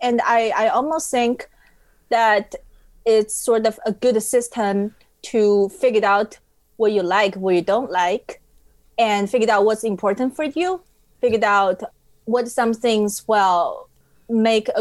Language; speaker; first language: English; non-native, fluent; Chinese